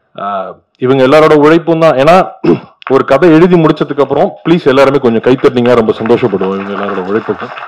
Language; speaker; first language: Tamil; native; Tamil